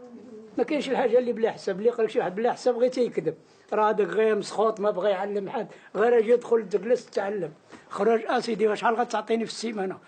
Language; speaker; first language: Arabic; native; Arabic